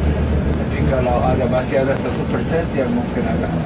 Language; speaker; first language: Indonesian; non-native, learner; Hebrew